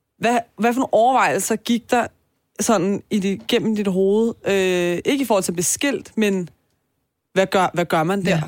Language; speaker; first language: Danish; early bilingual, other home language; Persian